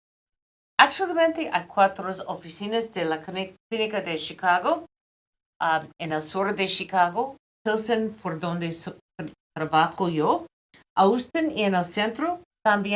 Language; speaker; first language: Spanish; non-native, fluent; English